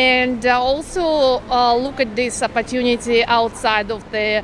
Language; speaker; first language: English; non-native, fluent; Russian